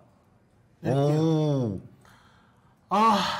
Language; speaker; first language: Korean; native; Korean